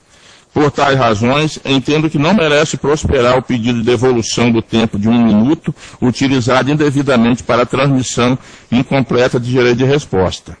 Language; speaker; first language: Portuguese; native; Portuguese